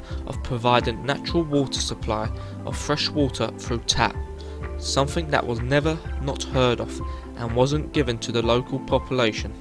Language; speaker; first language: English; non-native, fluent; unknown